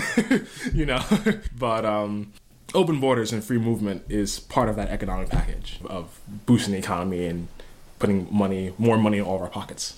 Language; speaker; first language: English; native; English